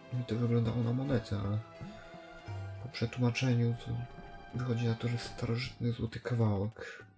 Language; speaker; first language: Polish; native; Polish